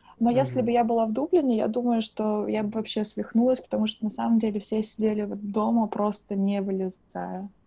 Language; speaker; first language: Russian; native; Russian